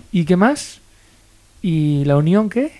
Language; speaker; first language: Spanish; native; Spanish